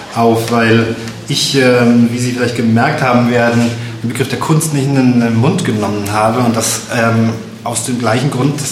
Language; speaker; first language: German; native; German